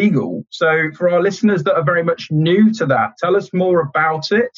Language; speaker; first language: English; native; English